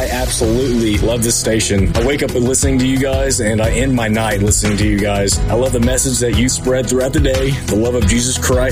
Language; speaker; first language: English; native; English